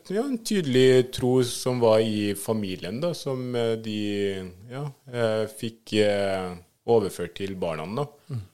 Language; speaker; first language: Norwegian; early bilingual, other home language; Swahili